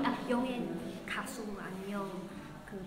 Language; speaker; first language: Korean; non-native, learner; Chinese